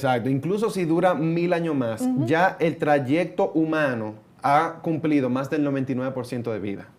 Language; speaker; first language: Spanish; native; Spanish